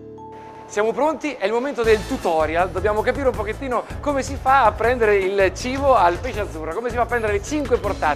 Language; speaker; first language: Italian; native; Italian